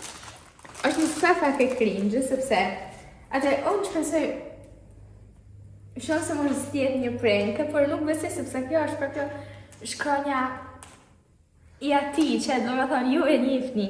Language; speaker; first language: Albanian; early bilingual, heritage; Albanian